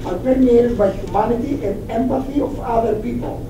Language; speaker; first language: English; non-native, fluent; Greek